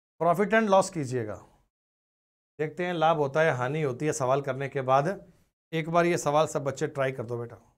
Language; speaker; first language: Hindi; native; Hindi